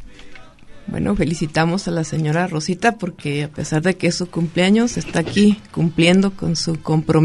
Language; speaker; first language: Spanish; native; Spanish